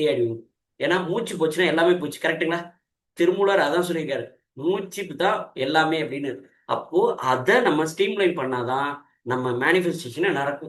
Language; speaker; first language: Tamil; native; Tamil